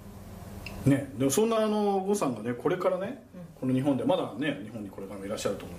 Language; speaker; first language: Japanese; native; Japanese